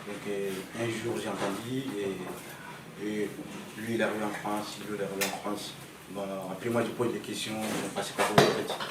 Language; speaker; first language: French; non-native, local second language; Soninke